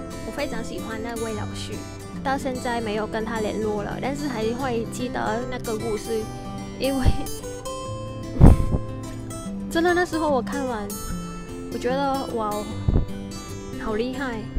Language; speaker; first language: Chinese; non-native, fluent; Vietnamese